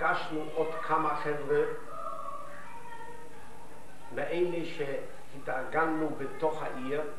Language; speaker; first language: Hebrew; non-native, fluent; Yiddish